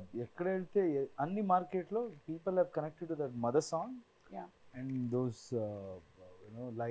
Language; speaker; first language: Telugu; non-native, fluent; Kannada